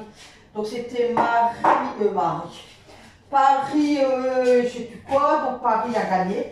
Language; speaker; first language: French; native; French